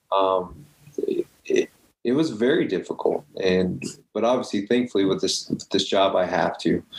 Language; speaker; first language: English; native; English